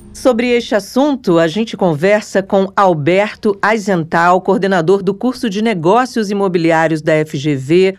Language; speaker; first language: Portuguese; native; Portuguese